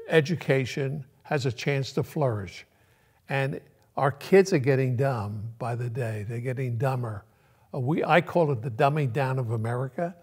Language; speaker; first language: English; early bilingual, other home language; Yiddish